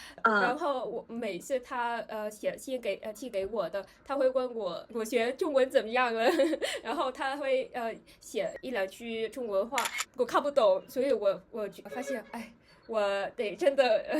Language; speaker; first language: Chinese; non-native, fluent; Vietnamese